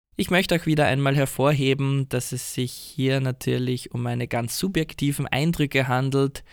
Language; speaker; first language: German; native; German